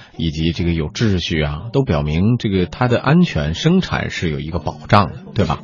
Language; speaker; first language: Chinese; native; Chinese